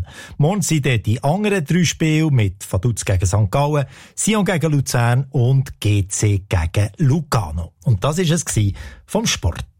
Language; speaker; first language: German; native; German